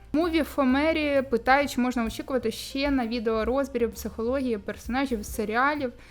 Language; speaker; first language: Ukrainian; non-native, local second language; Russian